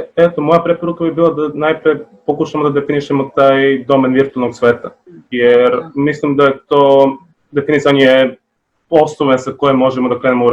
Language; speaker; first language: Bosnian; native; Bosnian